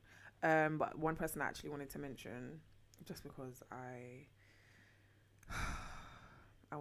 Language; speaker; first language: English; early bilingual, other home language; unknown